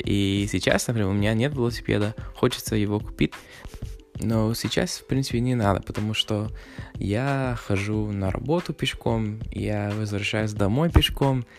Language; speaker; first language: Russian; non-native, fluent; English